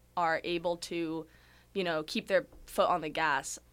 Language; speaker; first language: English; native; English